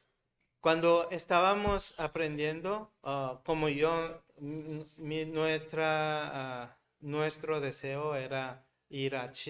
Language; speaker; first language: Spanish; non-native, learner; Korean